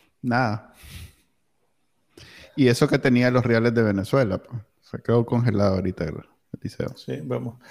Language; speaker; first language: Spanish; native; Spanish